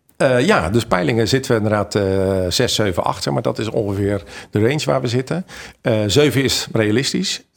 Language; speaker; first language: Dutch; native; Dutch